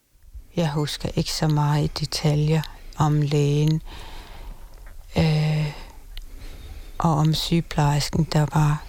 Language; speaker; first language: Danish; non-native, local second language; Kalaallisut